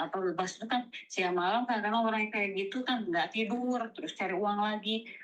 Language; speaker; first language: Indonesian; native; Indonesian